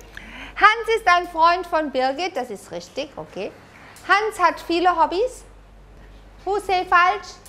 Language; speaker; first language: German; non-native, fluent; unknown